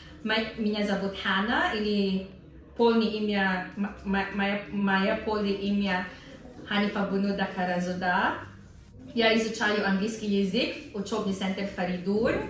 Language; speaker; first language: Russian; non-native, learner; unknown